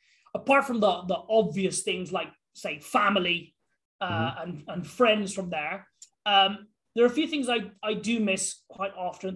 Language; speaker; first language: English; native; English